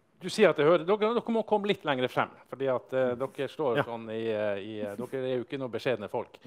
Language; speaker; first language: Norwegian; native; Norwegian